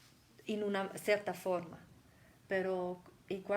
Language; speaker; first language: Spanish; non-native, fluent; German